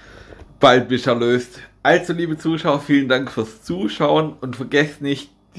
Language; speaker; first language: German; native; German